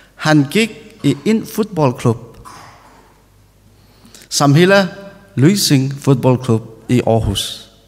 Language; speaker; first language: Danish; non-native, learner; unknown